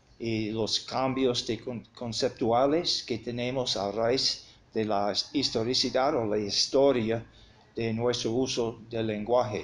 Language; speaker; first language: Spanish; non-native, fluent; English